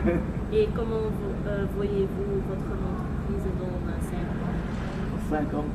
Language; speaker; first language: French; non-native, learner; Dutch